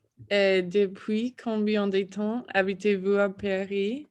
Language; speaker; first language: French; non-native, learner; English